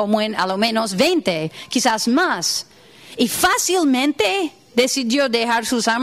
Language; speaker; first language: Spanish; non-native, fluent; English